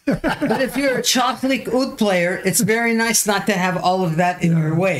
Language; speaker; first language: English; native; English